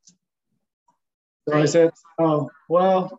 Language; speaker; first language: English; non-native, local second language; Cantonese